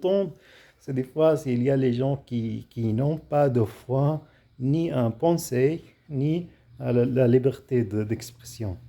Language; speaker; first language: French; non-native, fluent; Arabic